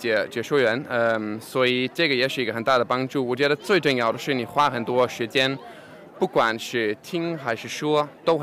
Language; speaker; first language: Chinese; non-native, fluent; Danish